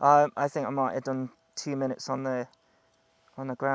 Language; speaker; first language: English; native; English